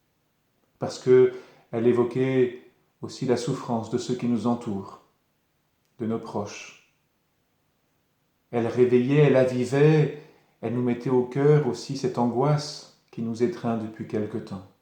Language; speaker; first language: French; native; French